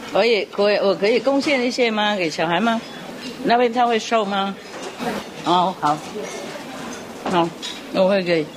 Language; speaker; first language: Chinese; non-native, fluent; Vietnamese